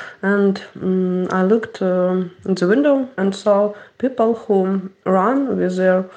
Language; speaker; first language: English; non-native, learner; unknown